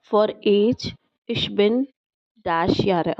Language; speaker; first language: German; non-native, fluent; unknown